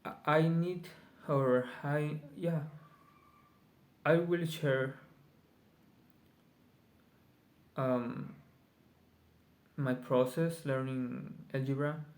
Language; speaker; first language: English; non-native, learner; Spanish